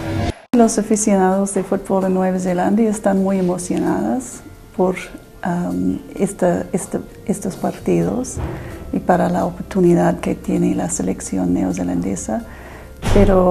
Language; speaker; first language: Spanish; non-native, fluent; English